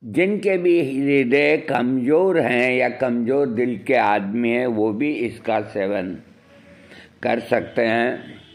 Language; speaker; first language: Hindi; native; Hindi